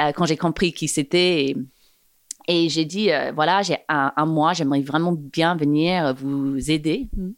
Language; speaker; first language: French; non-native, fluent; English